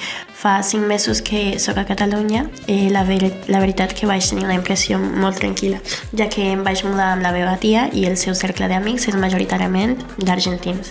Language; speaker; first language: Catalan; non-native, learner; Spanish